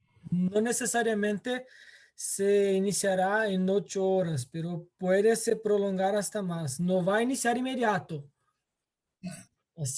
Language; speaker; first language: Spanish; non-native, fluent; Portuguese